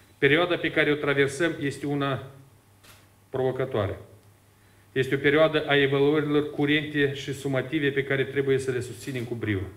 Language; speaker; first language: Romanian; native; Romanian